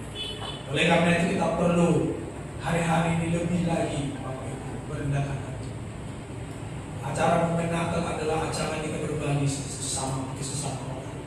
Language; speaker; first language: Indonesian; native; Indonesian